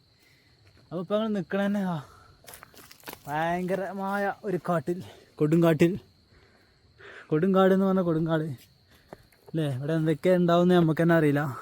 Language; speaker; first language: Malayalam; native; Malayalam